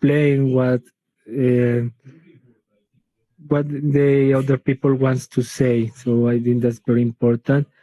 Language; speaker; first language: English; non-native, learner; Spanish